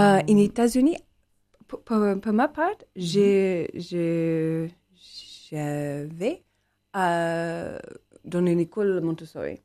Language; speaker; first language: French; non-native, learner; English